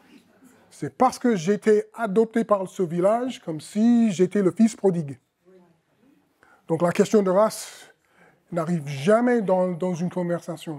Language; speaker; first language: French; non-native, fluent; English